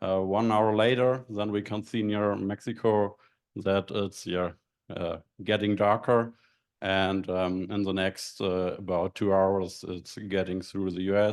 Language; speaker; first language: English; non-native, fluent; German